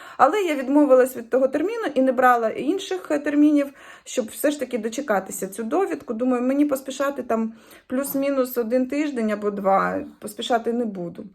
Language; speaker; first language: Ukrainian; native; Ukrainian